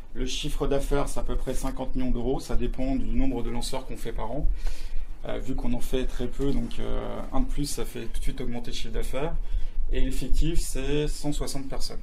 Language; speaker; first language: French; native; French